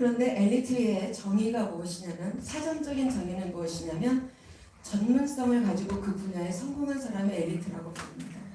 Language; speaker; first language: Korean; native; Korean